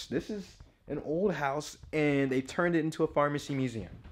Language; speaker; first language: English; native; English